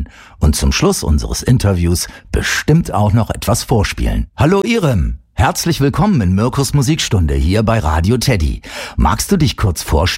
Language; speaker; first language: German; native; German